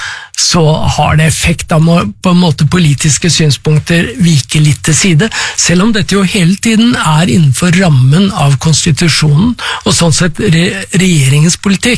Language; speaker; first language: Norwegian; native; Norwegian